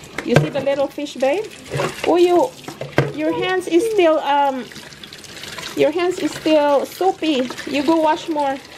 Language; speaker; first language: English; non-native, local second language; Filipino